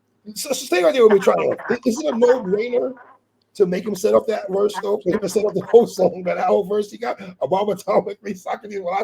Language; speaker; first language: English; native; English